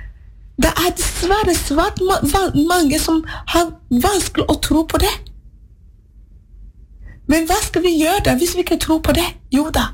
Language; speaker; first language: Norwegian; non-native, fluent; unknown